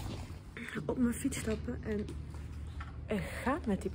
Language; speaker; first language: Dutch; native; Dutch